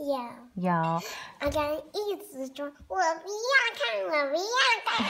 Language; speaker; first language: Chinese; native; Chinese